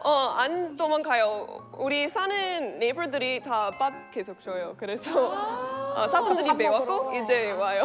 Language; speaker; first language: Korean; non-native, fluent; English